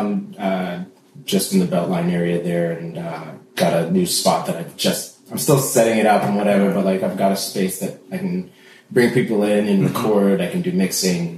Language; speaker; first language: English; native; English